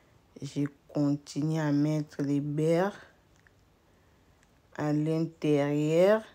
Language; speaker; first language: French; non-native, local second language; Lingala